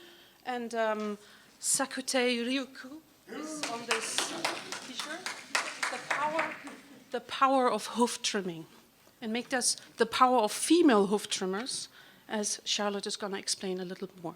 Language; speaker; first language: English; non-native, fluent; German